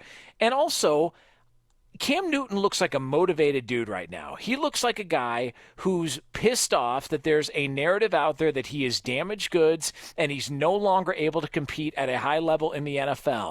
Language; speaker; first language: English; native; English